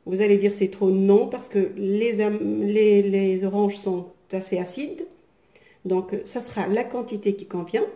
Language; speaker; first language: French; non-native, local second language; Arabic